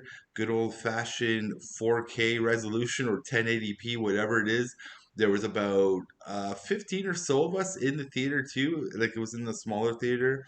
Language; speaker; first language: English; native; English